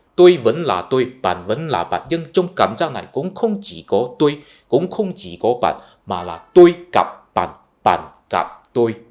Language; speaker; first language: Vietnamese; non-native, fluent; Chinese